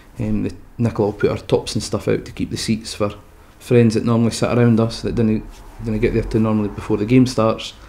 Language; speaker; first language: English; native; English